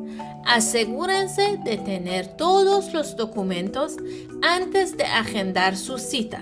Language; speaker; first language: Spanish; non-native, fluent; Persian